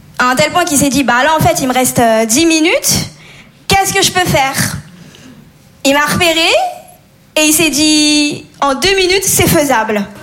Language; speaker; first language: French; early bilingual, other home language; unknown